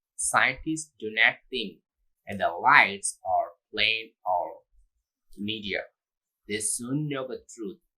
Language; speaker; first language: English; non-native, local second language; Tamil